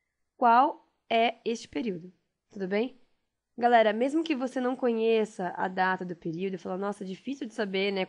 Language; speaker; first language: Portuguese; native; Portuguese